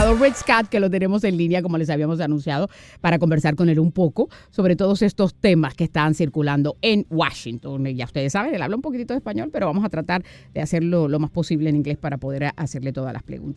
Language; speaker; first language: Spanish; native; Spanish